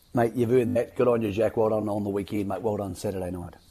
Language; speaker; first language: English; native; English